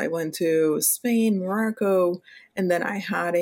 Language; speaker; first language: English; non-native, fluent; Spanish